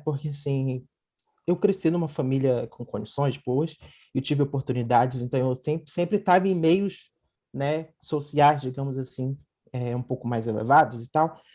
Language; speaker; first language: Portuguese; native; Portuguese